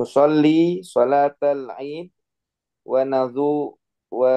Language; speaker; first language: Arabic; non-native, learner; Indonesian